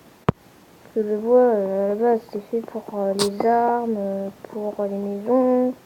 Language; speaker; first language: French; native; French